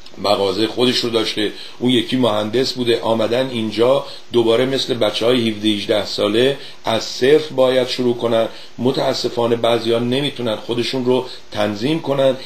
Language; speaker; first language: Persian; native; Persian